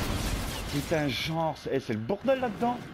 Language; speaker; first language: French; native; French